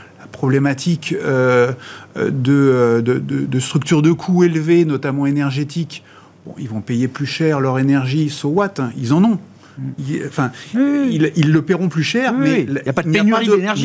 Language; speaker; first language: French; native; French